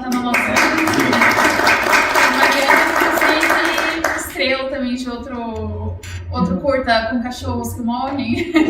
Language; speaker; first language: Portuguese; native; Portuguese